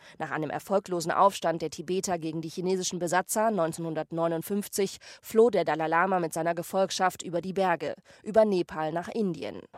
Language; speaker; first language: German; native; German